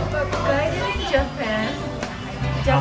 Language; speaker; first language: English; non-native, fluent; Japanese